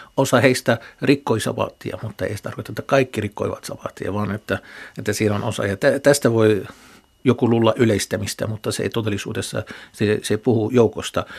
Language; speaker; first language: Finnish; non-native, fluent; Arabic